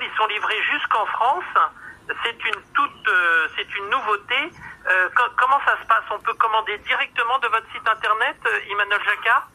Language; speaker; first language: French; native; French